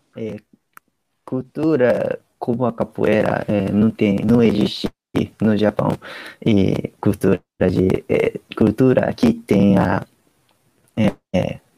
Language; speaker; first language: Portuguese; non-native, fluent; Japanese